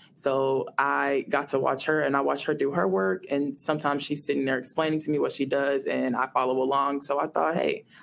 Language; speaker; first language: English; native; English